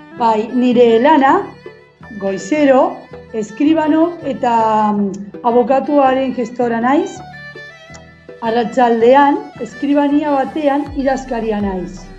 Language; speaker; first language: Basque; non-native, learner; Spanish